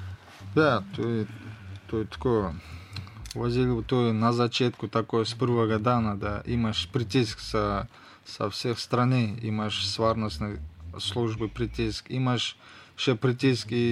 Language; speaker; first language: Slovenian; non-native, learner; Russian